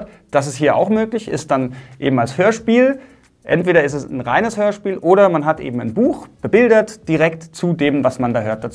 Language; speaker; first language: German; native; German